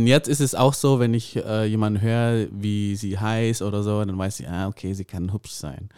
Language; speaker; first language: German; non-native, fluent; Indonesian